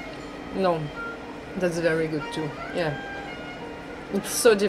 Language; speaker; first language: English; non-native, learner; French